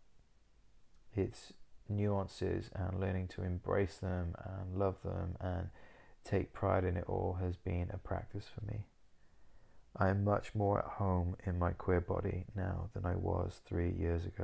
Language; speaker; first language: English; native; English